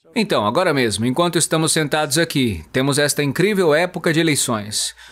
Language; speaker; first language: Portuguese; non-native, fluent; Hebrew